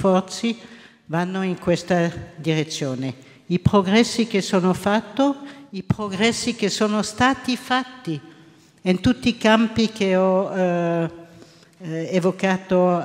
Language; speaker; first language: Italian; non-native, local second language; French